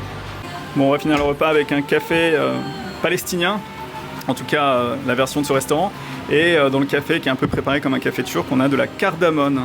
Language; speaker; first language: French; native; French